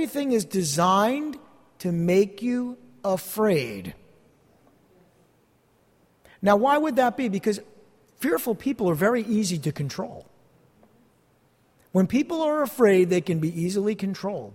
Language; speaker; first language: English; native; English